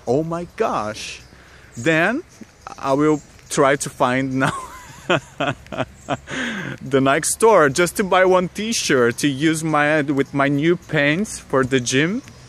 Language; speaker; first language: English; non-native, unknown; Portuguese